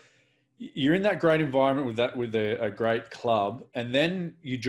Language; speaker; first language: English; native; English